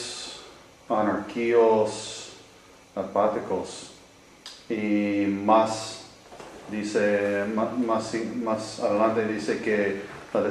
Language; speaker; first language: Spanish; non-native, learner; English